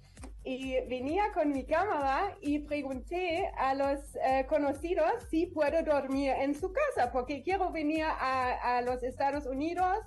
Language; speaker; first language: Spanish; non-native, learner; German